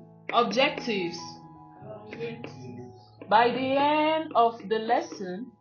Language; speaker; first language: English; non-native, fluent; French